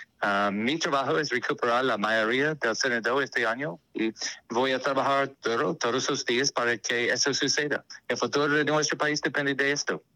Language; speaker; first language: Spanish; non-native, learner; English